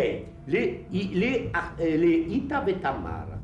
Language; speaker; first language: Hebrew; non-native, fluent; Polish